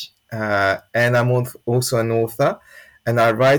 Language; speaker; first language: English; non-native, fluent; French